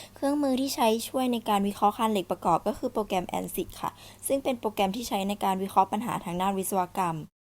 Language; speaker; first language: Thai; native; Thai